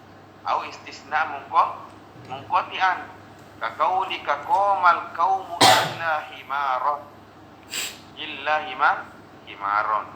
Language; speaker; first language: Arabic; non-native, fluent; Indonesian